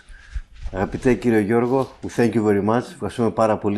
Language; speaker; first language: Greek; native; Greek